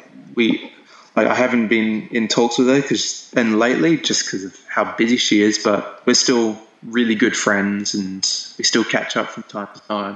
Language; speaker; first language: English; native; English